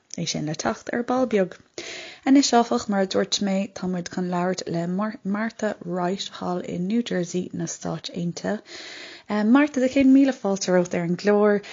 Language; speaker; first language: Irish; non-native, local second language; English